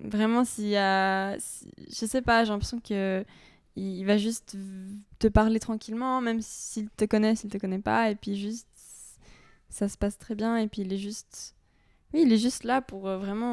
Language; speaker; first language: French; native; French